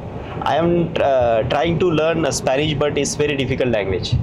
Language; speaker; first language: English; non-native, local second language; Hindi